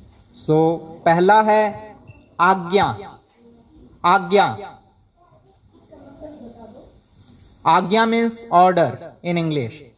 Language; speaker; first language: Hindi; native; Hindi